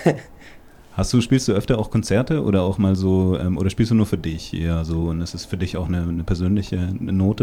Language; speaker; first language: German; native; German